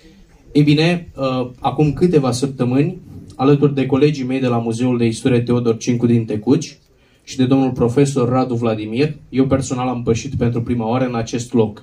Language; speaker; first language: Romanian; native; Romanian